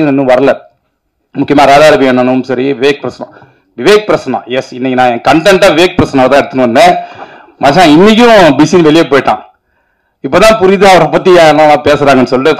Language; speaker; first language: Tamil; native; Tamil